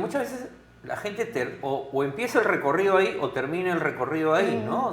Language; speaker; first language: Spanish; native; Spanish